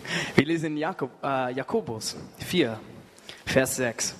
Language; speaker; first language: German; non-native, learner; English